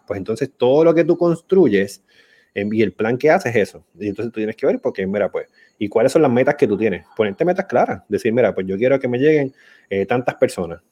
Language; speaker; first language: Spanish; native; Spanish